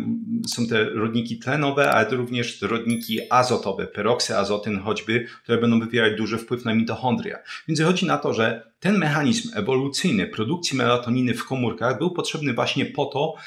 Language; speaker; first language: Polish; native; Polish